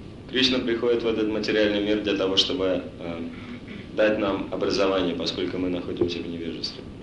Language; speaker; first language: Russian; native; Russian